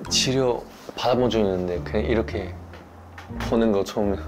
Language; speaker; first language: Korean; non-native, learner; Chinese